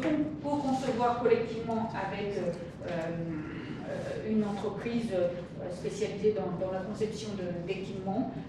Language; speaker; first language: French; native; French